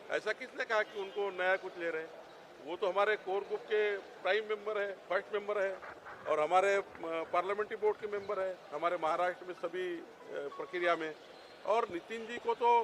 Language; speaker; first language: Hindi; non-native, local second language; Marathi